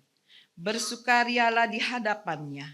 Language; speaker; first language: Indonesian; native; Indonesian